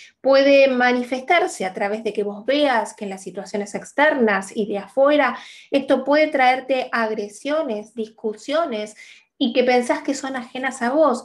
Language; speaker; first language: Spanish; native; Spanish